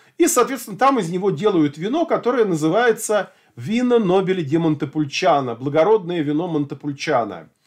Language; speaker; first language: Russian; native; Russian